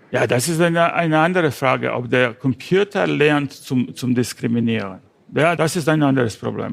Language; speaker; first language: German; non-native, learner; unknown